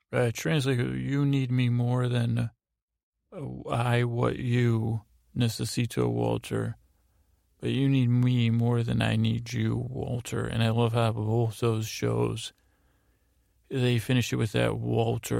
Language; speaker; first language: English; native; English